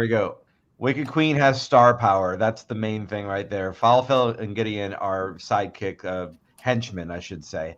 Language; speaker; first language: English; native; English